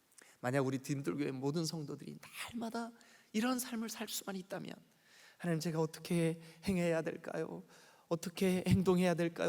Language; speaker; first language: Korean; native; Korean